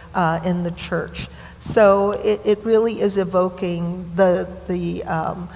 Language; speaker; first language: English; native; English